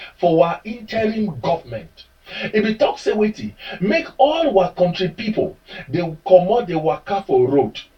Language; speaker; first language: Nigerian Pidgin; native; Nigerian Pidgin